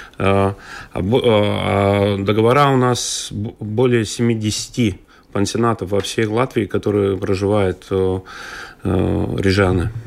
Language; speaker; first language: Russian; non-native, local second language; Latvian